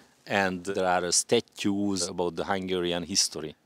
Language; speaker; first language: English; non-native, learner; Hungarian